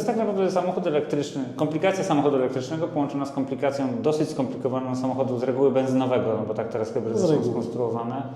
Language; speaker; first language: Polish; native; Polish